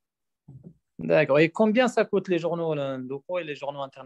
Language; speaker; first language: French; non-native, learner; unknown